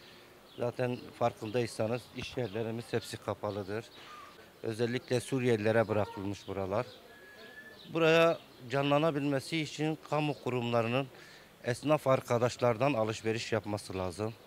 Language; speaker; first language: Turkish; native; Turkish